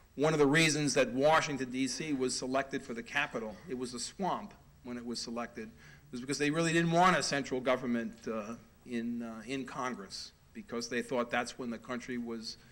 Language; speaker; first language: English; native; English